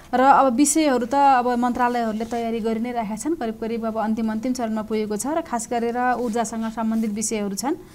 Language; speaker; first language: Nepali; native; Nepali